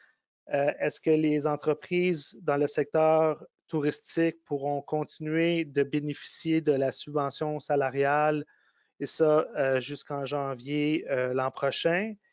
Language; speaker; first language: French; native; French